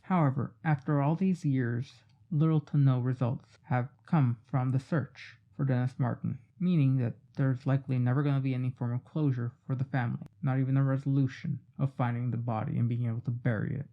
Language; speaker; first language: English; native; English